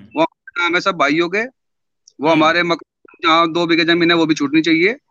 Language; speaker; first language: Hindi; native; Hindi